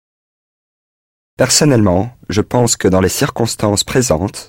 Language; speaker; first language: French; non-native, learner; English